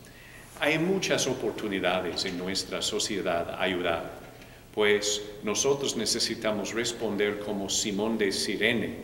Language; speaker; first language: Spanish; non-native, fluent; English